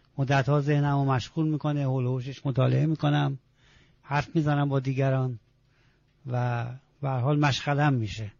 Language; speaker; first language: Persian; non-native, local second language; Azerbaijani